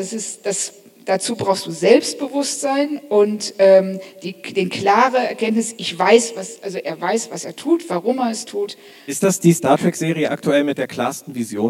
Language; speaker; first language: German; native; German